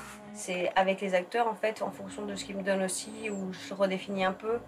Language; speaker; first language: French; native; French